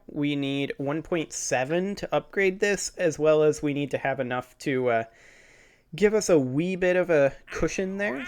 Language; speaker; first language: English; native; English